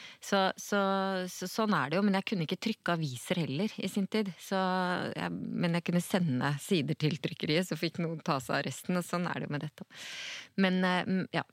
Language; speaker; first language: Norwegian; native; Norwegian